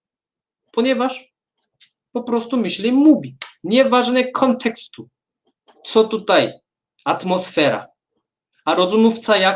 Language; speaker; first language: Polish; non-native, fluent; Korean